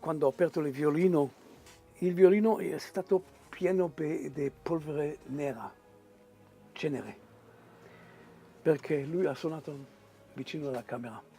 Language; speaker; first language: Italian; non-native, fluent; Hebrew